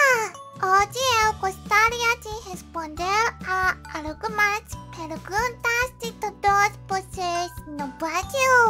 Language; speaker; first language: Portuguese; non-native, learner; Japanese